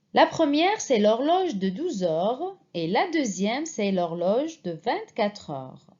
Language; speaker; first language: French; non-native, fluent; Arabic